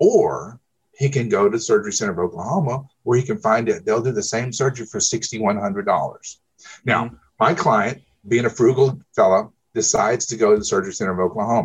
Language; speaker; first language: English; native; English